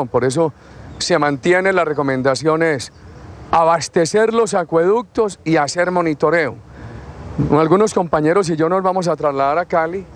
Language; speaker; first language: Spanish; native; Spanish